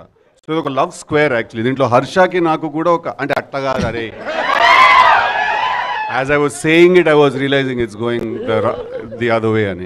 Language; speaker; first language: Telugu; native; Telugu